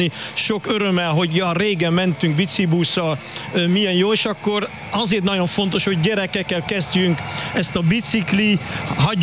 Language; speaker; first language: Hungarian; non-native, fluent; Dutch